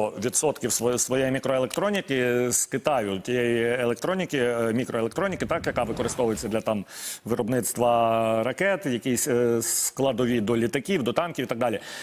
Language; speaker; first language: Ukrainian; native; Ukrainian